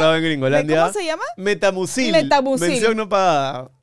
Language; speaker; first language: Spanish; native; Spanish